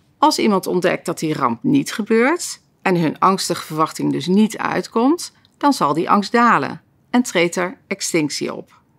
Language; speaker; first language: Dutch; native; Dutch